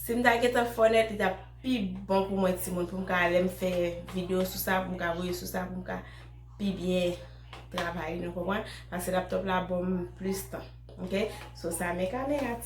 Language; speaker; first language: French; non-native, learner; Haitian Creole